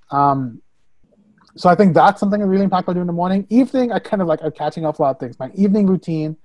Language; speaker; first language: English; native; English